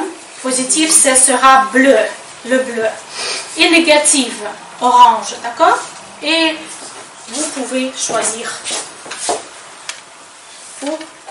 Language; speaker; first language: French; non-native, fluent; Ukrainian